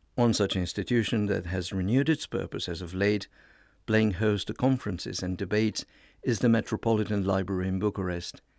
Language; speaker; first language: English; non-native, fluent; Romanian